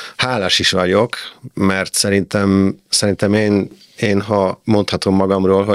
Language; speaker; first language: Hungarian; early bilingual, other home language; Italian